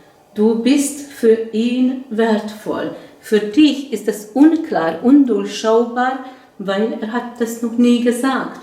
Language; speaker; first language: German; non-native, fluent; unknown